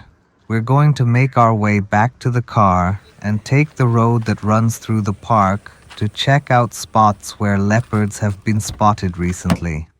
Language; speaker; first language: English; non-native, local second language; Sinhala